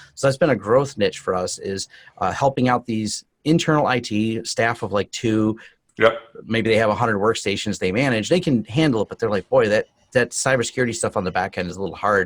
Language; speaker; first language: English; native; English